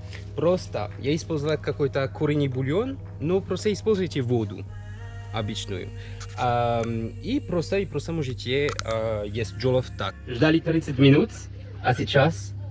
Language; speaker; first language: Russian; non-native, learner; French